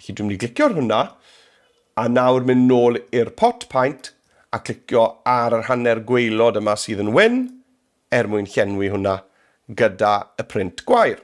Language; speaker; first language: Welsh; native; Welsh